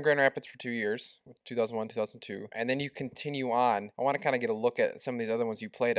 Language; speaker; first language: English; native; English